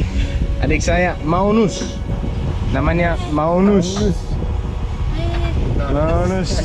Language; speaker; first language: Indonesian; non-native, learner; Danish